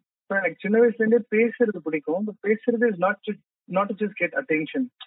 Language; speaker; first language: English; non-native, local second language; Tamil